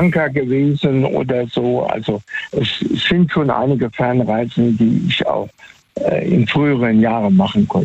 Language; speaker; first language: German; native; German